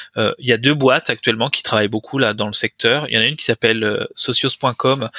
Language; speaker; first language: French; native; French